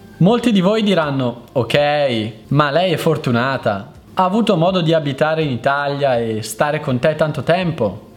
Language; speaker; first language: Italian; native; Italian